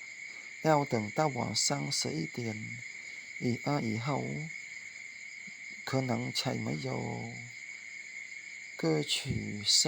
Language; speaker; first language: Chinese; non-native, learner; Khmer